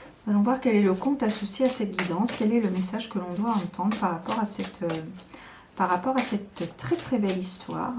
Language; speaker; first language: French; native; French